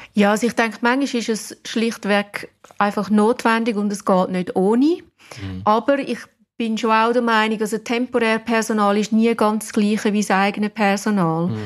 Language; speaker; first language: German; non-native, fluent; English